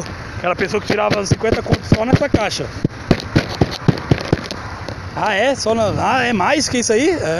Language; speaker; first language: Portuguese; native; Portuguese